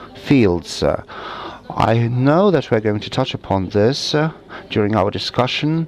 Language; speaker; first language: English; non-native, fluent; Russian